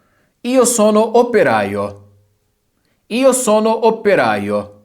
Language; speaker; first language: Italian; non-native, fluent; Portuguese